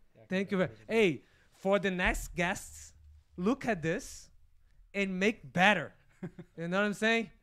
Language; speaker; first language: English; non-native, fluent; Portuguese